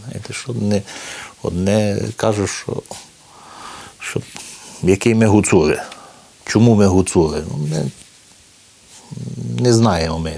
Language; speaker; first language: Ukrainian; early bilingual, heritage; Ukrainian